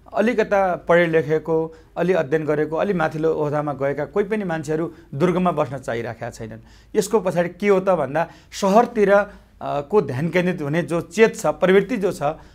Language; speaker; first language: Nepali; native; Nepali